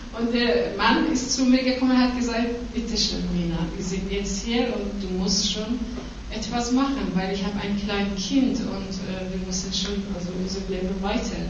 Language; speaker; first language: German; non-native, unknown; Persian